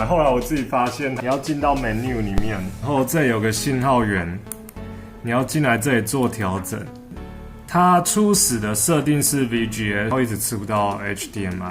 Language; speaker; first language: Chinese; native; Chinese